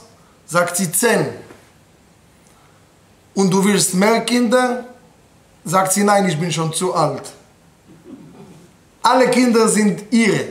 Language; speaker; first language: German; non-native, fluent; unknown